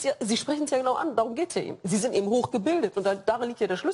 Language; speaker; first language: German; early bilingual, other home language; Arabic